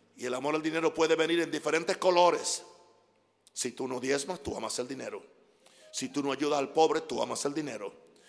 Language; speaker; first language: Spanish; non-native, fluent; English